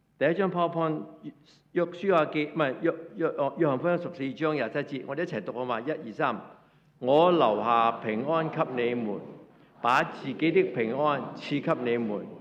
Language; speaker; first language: Cantonese; native; Cantonese